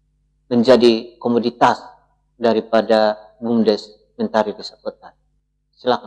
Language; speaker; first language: Indonesian; native; Indonesian